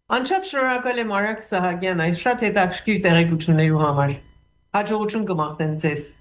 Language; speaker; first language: Armenian; early bilingual, heritage; Armenian